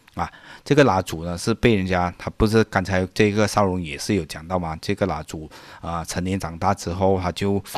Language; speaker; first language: Chinese; native; Chinese